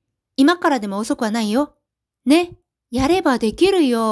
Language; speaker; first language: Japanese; non-native, fluent; Korean